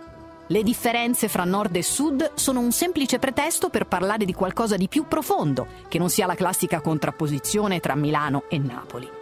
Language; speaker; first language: Italian; native; Italian